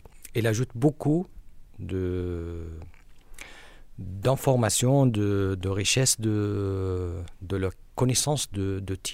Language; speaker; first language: French; non-native, learner; Arabic